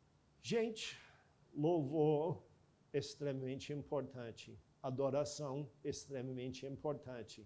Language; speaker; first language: Portuguese; non-native, fluent; English